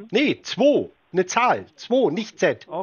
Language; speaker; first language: German; native; German